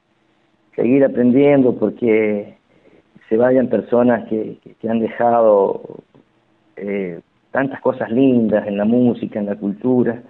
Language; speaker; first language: Spanish; native; Spanish